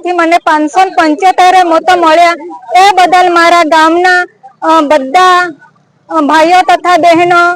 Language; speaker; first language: Gujarati; non-native, local second language; Vasavi